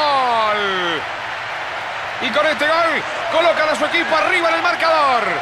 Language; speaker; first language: Spanish; native; Spanish